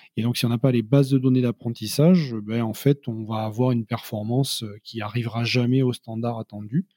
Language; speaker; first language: French; native; French